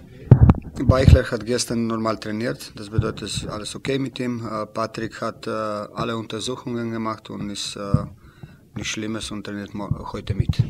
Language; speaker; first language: German; non-native, learner; Slovenian